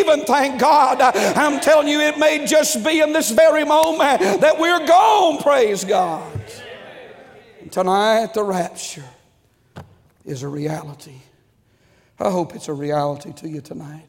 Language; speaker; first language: English; native; English